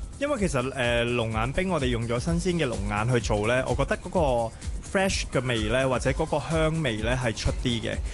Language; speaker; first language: Cantonese; early bilingual, other home language; Thai